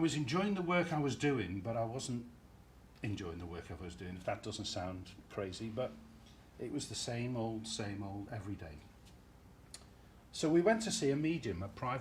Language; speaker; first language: English; native; English